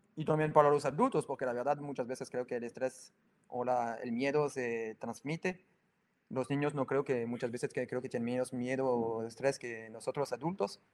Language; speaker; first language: Spanish; non-native, fluent; French